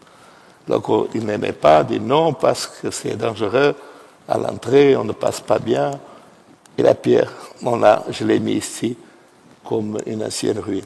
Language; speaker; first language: French; non-native, fluent; Portuguese